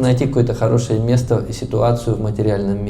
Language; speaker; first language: Russian; native; Russian